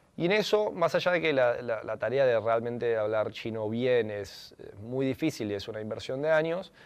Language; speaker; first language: Spanish; native; Spanish